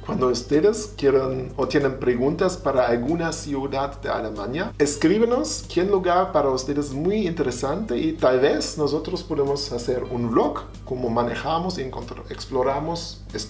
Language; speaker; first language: Spanish; non-native, fluent; German